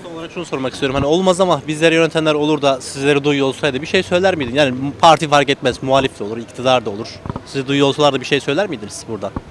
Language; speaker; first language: Turkish; native; Turkish